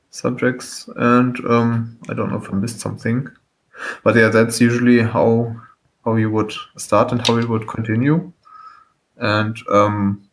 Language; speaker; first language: English; non-native, fluent; German